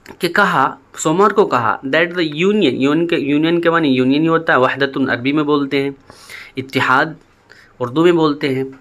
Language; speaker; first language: Urdu; native; Urdu